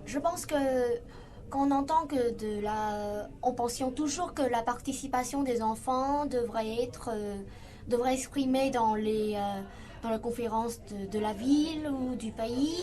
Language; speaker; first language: French; non-native, fluent; Vietnamese